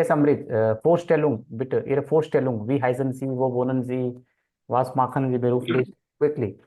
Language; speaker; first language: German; non-native, fluent; Hindi